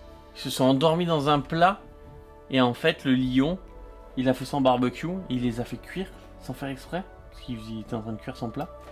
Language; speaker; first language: French; native; French